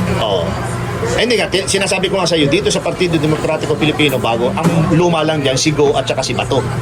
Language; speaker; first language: Filipino; native; Filipino